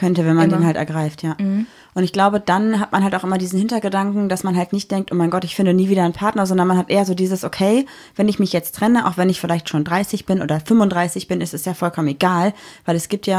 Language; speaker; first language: German; native; German